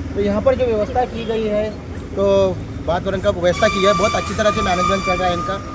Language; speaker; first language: Hindi; non-native, local second language; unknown